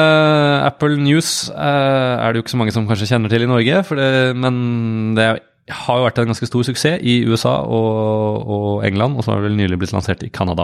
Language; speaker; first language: Norwegian; native; Norwegian